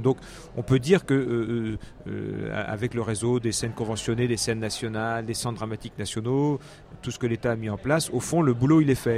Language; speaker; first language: French; native; French